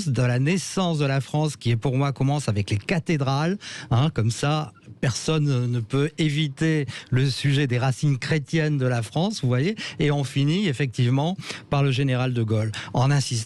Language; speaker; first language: French; native; French